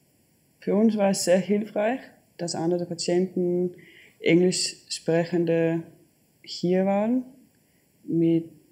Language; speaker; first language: German; non-native, fluent; Danish